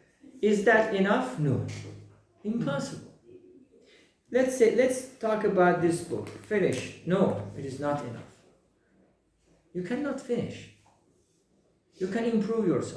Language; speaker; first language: English; non-native, fluent; Persian